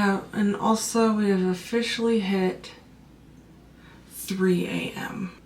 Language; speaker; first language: English; native; English